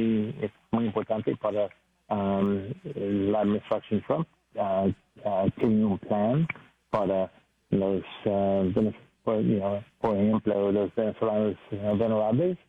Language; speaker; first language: Spanish; non-native, learner; English